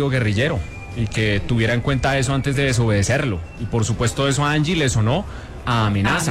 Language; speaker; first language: Spanish; native; Spanish